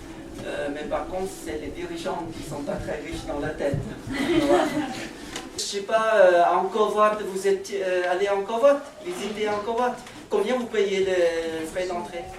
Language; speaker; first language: French; non-native, fluent; Khmer